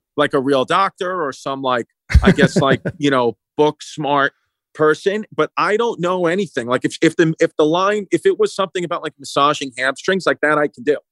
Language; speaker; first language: English; native; English